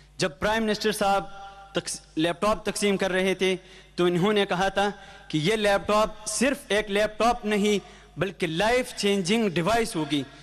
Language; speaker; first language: Urdu; non-native, local second language; Pashto